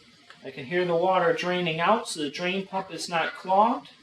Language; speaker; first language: English; native; English